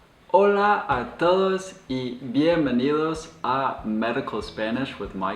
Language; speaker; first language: Spanish; non-native, fluent; English